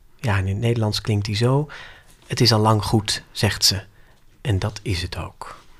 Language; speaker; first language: Dutch; native; Dutch